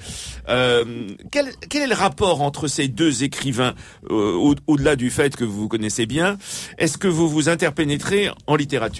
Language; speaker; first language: French; native; French